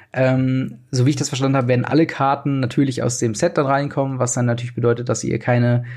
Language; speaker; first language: German; native; German